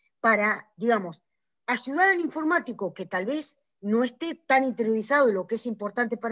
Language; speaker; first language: Spanish; native; Spanish